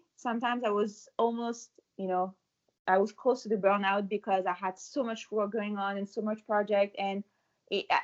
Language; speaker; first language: English; non-native, fluent; French